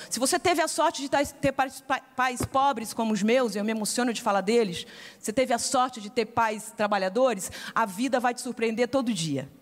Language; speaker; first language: Portuguese; native; Portuguese